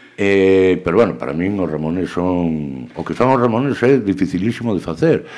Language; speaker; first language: Galician; native; Galician